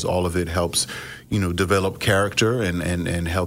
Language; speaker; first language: English; early bilingual, other home language; Russian